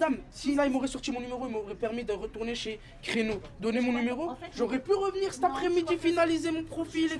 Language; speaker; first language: French; native; French